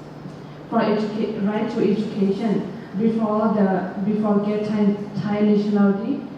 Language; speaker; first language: English; non-native, learner; Thai